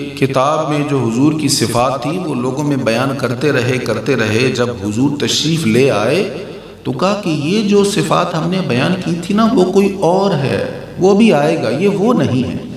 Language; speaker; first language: Urdu; non-native, local second language; Punjabi